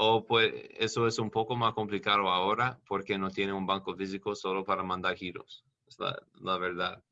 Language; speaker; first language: Spanish; non-native, learner; English